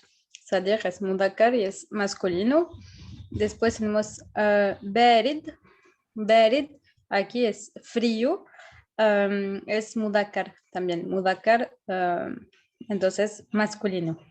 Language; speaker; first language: Spanish; non-native, fluent; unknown